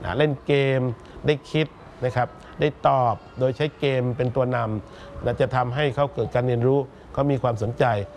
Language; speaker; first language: Thai; native; Thai